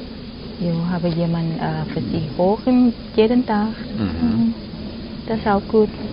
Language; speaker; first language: German; non-native, learner; Thai